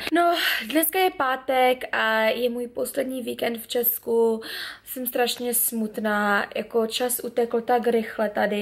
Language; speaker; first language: Czech; early bilingual, heritage; Czech